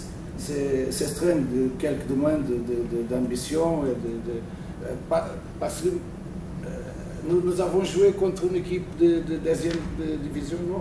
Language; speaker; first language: French; non-native, learner; Portuguese